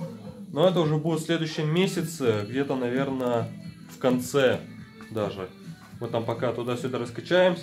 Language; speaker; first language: Russian; native; Russian